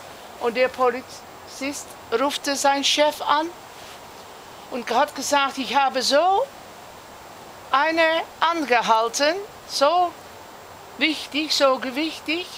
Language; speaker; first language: German; non-native, learner; Dutch